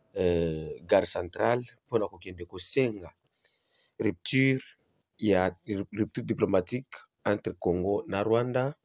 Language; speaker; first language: Lingala; non-native, local second language; Swahili